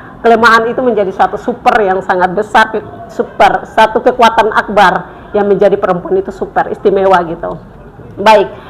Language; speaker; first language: Indonesian; native; Indonesian